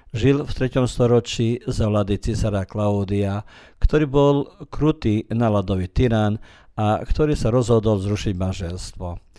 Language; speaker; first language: Slovak; early bilingual, heritage; Slovak